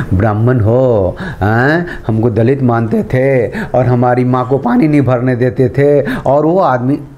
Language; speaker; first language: Hindi; native; Hindi